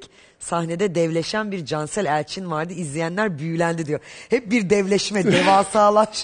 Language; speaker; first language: Turkish; native; Turkish